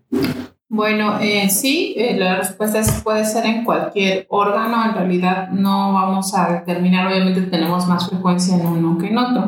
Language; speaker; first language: Spanish; native; Spanish